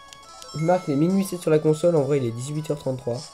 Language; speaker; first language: French; native; French